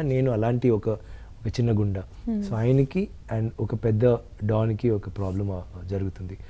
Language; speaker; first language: Telugu; non-native, local second language; Tamil